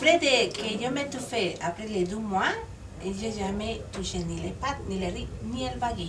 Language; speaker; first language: French; non-native, learner; Spanish